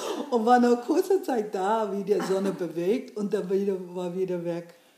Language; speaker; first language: German; non-native, fluent; English